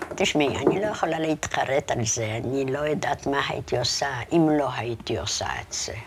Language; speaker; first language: Hebrew; non-native, fluent; Polish